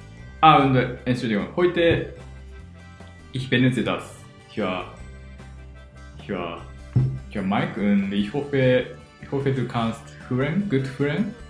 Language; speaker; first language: German; non-native, learner; Japanese